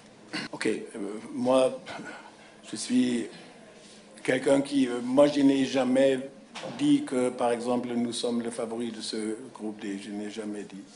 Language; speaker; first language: French; non-native, fluent; German